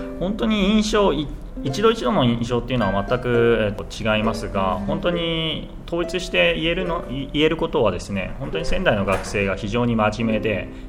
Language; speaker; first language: Japanese; native; Japanese